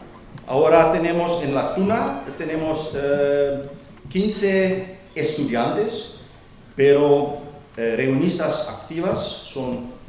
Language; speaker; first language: Spanish; non-native, fluent; Dutch